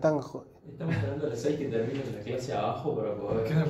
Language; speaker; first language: Spanish; native; Spanish